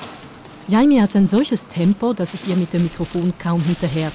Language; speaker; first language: German; native; German